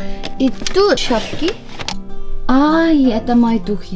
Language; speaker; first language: Russian; non-native, learner; Korean